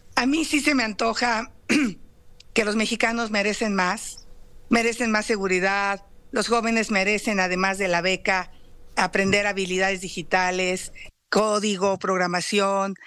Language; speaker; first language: Spanish; native; Spanish